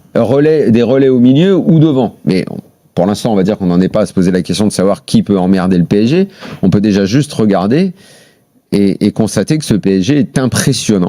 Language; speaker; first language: French; native; French